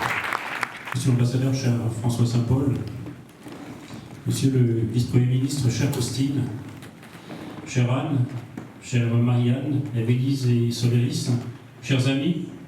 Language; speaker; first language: French; native; French